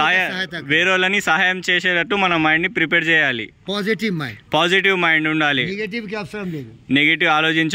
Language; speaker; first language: Telugu; native; Telugu